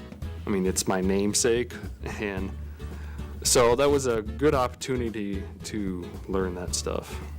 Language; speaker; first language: English; native; English